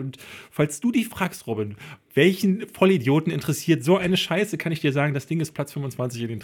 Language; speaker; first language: German; native; German